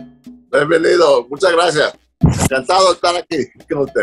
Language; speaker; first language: Spanish; early bilingual, other home language; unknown